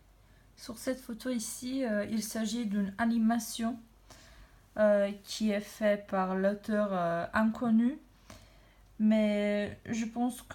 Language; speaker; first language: French; non-native, learner; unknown